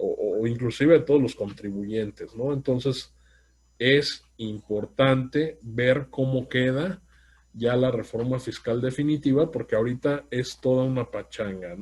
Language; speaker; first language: Spanish; native; Spanish